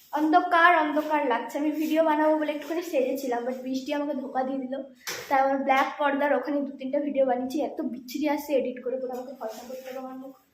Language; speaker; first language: Bangla; non-native, local second language; Santali